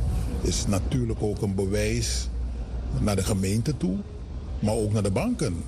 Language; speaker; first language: Dutch; native; Dutch